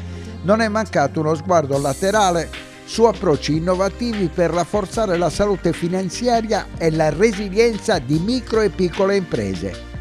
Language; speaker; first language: Italian; native; Italian